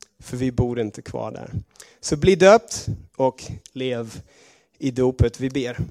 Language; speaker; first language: Swedish; native; Swedish